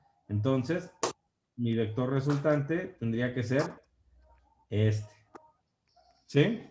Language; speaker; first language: Spanish; native; Spanish